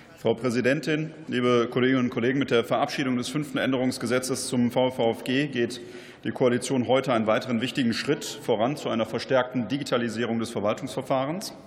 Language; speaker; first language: German; native; German